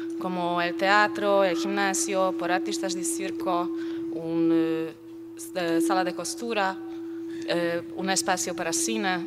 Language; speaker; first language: Spanish; non-native, learner; Hungarian